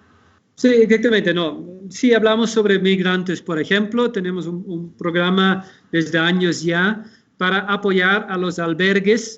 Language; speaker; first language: Spanish; non-native, fluent; Dutch